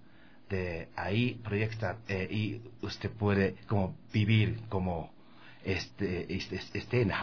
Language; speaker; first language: Spanish; non-native, learner; Japanese